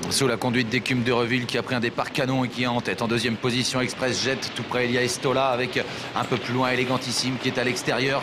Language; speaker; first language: French; native; French